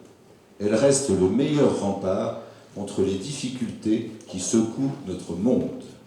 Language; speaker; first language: French; native; French